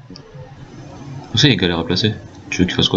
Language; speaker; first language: French; native; French